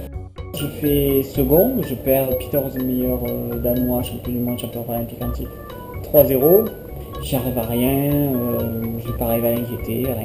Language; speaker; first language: French; native; French